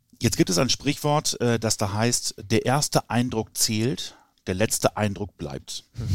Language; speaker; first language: German; native; German